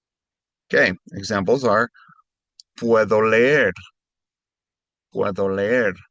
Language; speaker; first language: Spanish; non-native, fluent; English